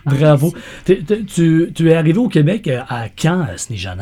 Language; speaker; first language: French; native; French